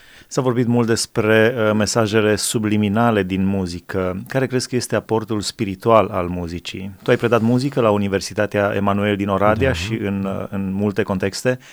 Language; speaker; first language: Romanian; native; Romanian